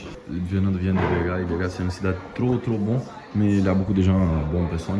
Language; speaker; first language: French; non-native, learner; Portuguese